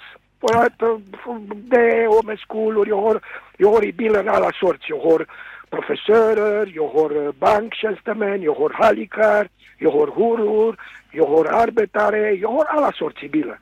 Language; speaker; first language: Swedish; non-native, fluent; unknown